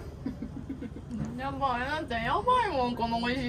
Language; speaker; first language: Japanese; non-native, fluent; Italian